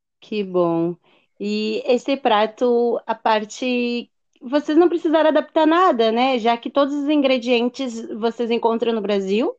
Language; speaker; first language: Portuguese; native; Portuguese